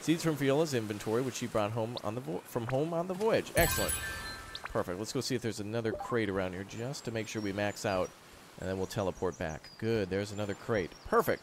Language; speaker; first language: English; native; English